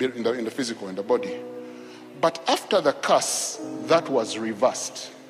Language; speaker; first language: English; non-native, local second language; Ganda